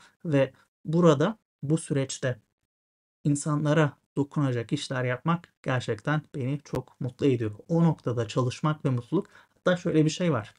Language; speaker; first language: Turkish; native; Turkish